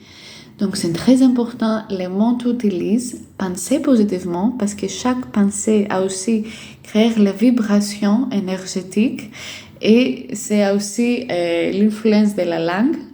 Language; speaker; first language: French; non-native, fluent; Greek